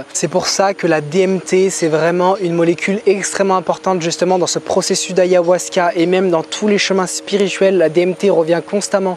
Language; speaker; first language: French; native; French